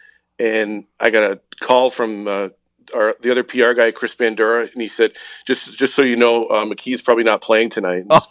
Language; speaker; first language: English; native; English